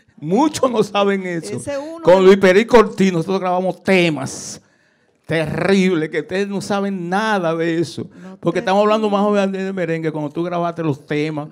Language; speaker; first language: Spanish; native; Spanish